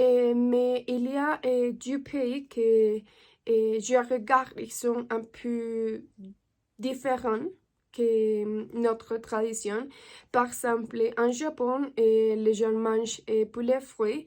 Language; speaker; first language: French; non-native, learner; Spanish